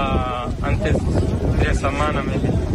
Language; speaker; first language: Spanish; non-native, learner; Arabic